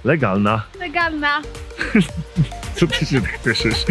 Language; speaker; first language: Polish; native; Polish